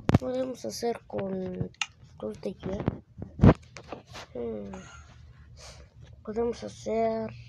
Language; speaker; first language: Spanish; early bilingual, heritage; Spanish